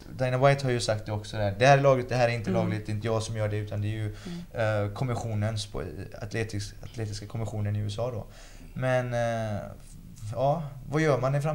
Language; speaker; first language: Swedish; native; Swedish